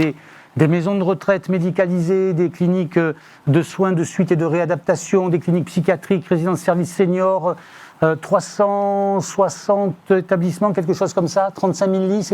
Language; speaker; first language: French; native; French